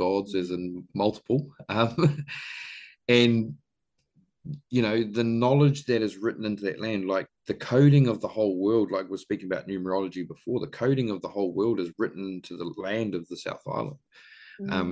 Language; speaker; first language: English; native; English